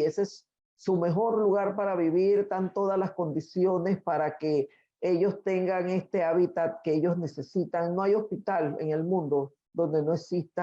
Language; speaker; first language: Spanish; native; Spanish